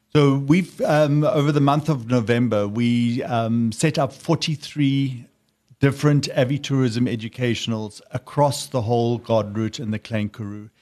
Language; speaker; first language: English; native; English